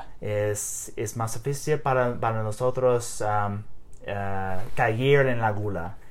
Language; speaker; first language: Spanish; non-native, learner; English